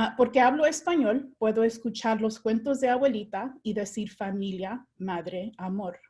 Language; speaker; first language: Spanish; early bilingual, heritage; Spanish